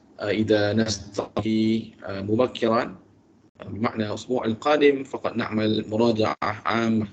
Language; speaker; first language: Arabic; non-native, fluent; Malay